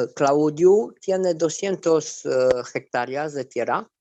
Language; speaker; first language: Spanish; non-native, fluent; Romanian